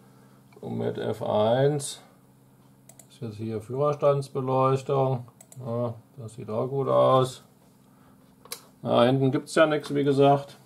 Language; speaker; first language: German; native; German